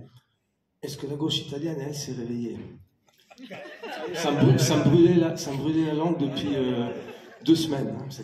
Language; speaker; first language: French; native; French